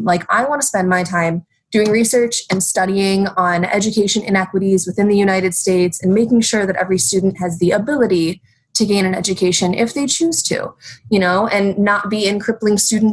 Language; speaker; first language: English; native; English